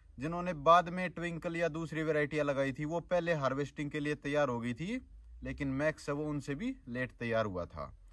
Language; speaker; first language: Hindi; native; Hindi